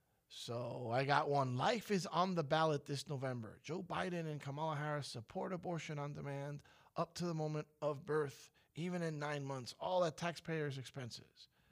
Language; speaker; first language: English; native; English